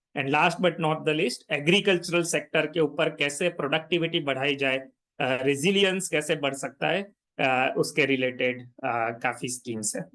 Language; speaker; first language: Hindi; non-native, local second language; Gujarati